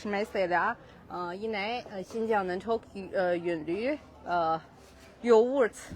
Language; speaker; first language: Turkish; non-native, learner; Chinese